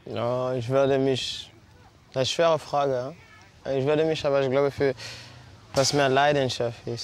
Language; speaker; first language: German; non-native, fluent; French